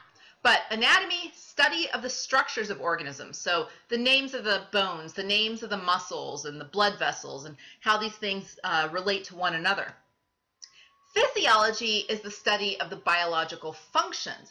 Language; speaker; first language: English; native; English